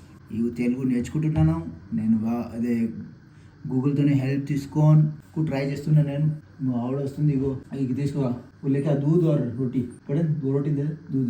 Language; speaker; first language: Telugu; non-native, learner; Hindi